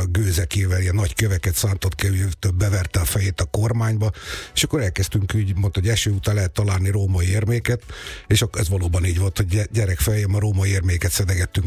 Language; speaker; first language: Hungarian; native; Hungarian